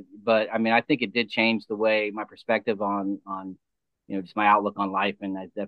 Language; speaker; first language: English; native; English